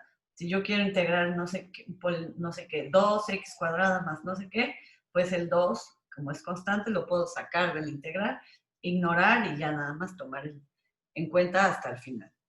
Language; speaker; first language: Spanish; native; Spanish